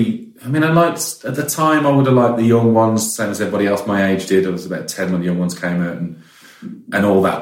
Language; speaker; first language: English; native; English